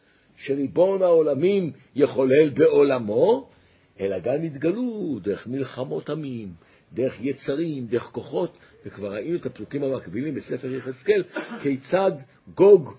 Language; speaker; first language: Hebrew; native; Hebrew